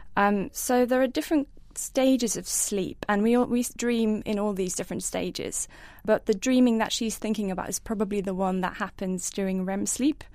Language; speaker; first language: English; non-native, fluent; Norwegian